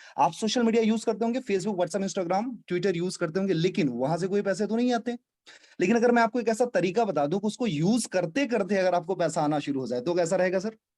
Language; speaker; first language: Hindi; native; Hindi